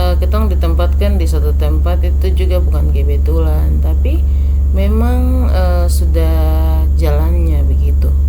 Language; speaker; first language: Indonesian; native; Indonesian